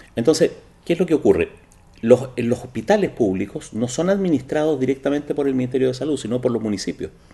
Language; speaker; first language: Spanish; native; Spanish